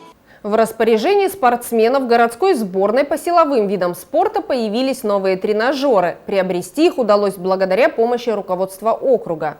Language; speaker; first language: Russian; native; Russian